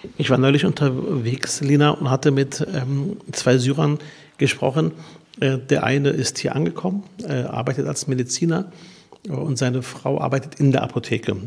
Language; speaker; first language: German; early bilingual, other home language; Arabic